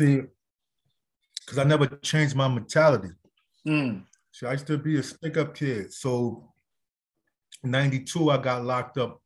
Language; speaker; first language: English; native; English